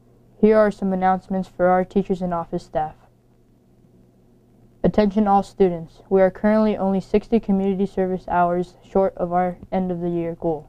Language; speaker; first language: English; native; English